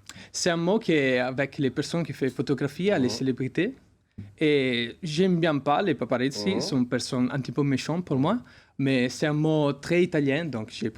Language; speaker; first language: French; non-native, learner; Italian